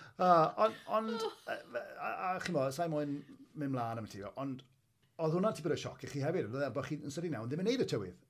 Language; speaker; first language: Welsh; native; Welsh